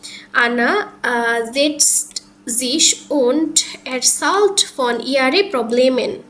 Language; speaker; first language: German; non-native, learner; Bangla